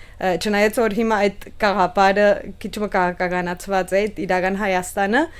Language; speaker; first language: Armenian; early bilingual, heritage; Armenian